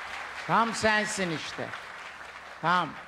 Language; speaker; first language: Turkish; native; Turkish